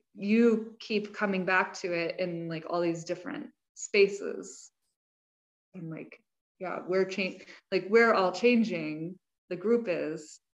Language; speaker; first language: English; native; English